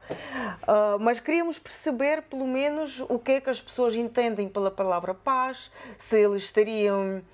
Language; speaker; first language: Portuguese; non-native, fluent; Ukrainian